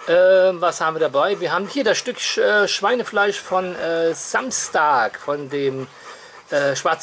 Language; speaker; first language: German; native; German